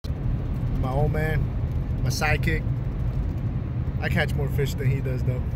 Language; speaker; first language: English; native; English